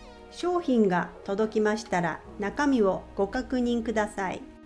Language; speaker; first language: Japanese; native; Japanese